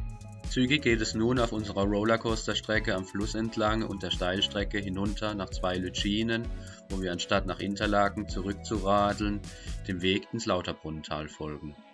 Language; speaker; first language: German; native; German